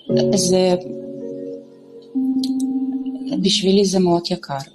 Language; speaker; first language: Hebrew; non-native, local second language; Romanian